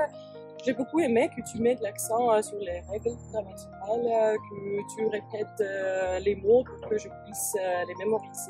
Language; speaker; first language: French; non-native, fluent; English